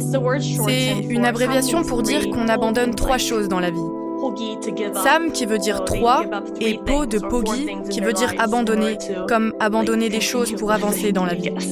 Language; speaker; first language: French; non-native, fluent; Korean